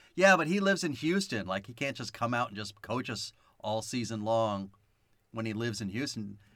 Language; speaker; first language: English; native; English